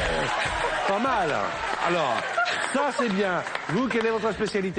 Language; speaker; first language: French; native; French